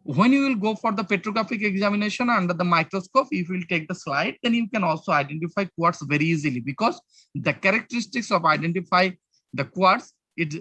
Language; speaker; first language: English; non-native, local second language; Bangla